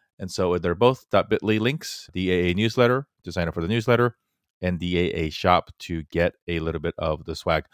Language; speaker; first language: English; native; English